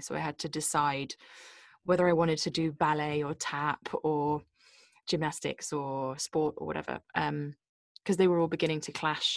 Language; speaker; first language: English; native; English